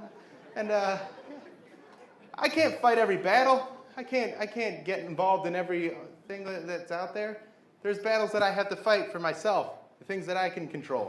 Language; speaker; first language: English; native; English